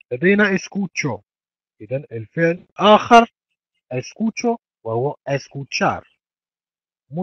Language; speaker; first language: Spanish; non-native, fluent; Arabic